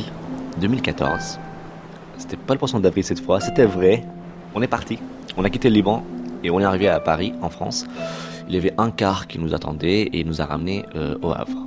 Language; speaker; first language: French; non-native, fluent; Arabic